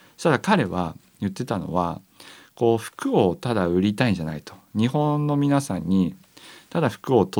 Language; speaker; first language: Japanese; native; Japanese